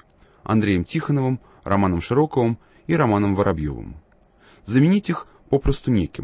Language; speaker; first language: Russian; native; Russian